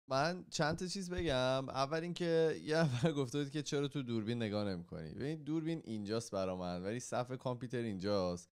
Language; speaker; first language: Persian; native; Persian